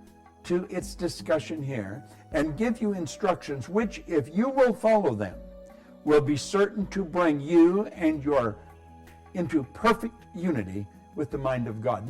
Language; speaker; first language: English; native; English